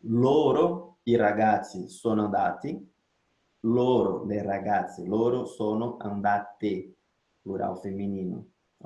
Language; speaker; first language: Italian; non-native, fluent; Portuguese